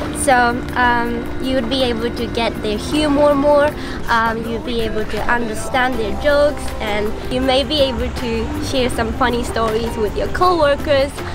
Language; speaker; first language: English; non-native, fluent; Japanese